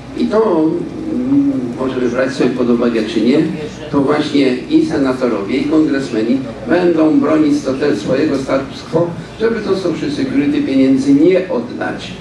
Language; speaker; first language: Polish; native; Polish